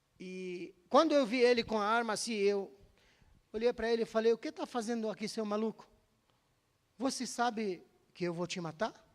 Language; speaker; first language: Portuguese; non-native, fluent; Arabic